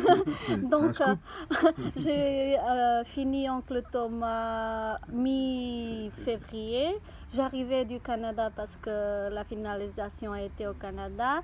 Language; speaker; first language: French; non-native, fluent; Portuguese